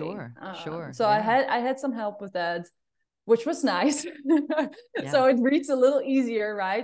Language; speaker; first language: English; non-native, fluent; Dutch